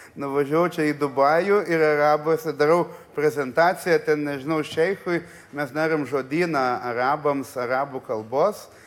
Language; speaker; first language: Lithuanian; early bilingual, other home language; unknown